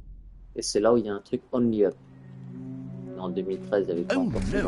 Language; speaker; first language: French; native; French